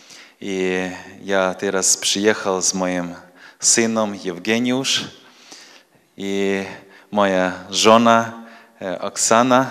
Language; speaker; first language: Polish; non-native, learner; Ukrainian